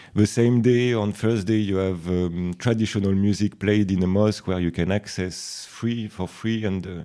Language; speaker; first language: English; non-native, fluent; French